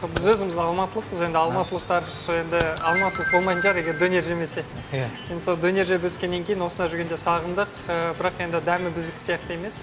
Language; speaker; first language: Kazakh; native; Kazakh